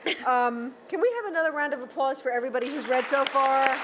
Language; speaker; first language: English; native; English